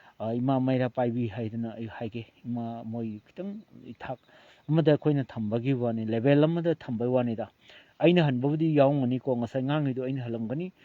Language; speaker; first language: Manipuri; non-native, local second language; Thado Chin